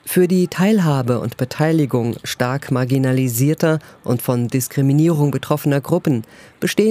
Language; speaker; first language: German; native; German